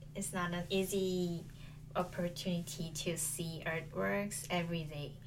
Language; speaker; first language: English; non-native, learner; Korean